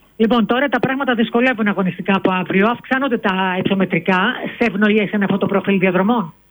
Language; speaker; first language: Greek; native; Greek